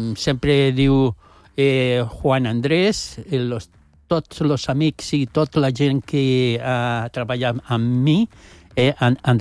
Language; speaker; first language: Catalan; non-native, local second language; Spanish